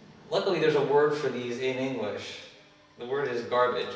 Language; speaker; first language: English; native; English